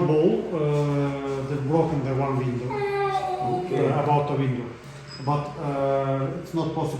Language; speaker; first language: English; non-native, learner; Azerbaijani